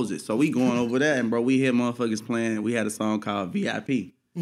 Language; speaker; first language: English; native; English